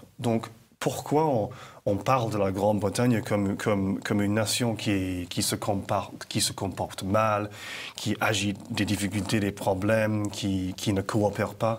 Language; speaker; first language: French; non-native, fluent; English